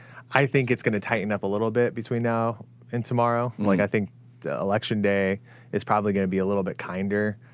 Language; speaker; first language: English; native; English